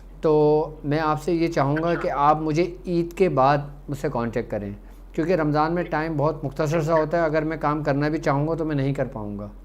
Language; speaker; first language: Urdu; native; Urdu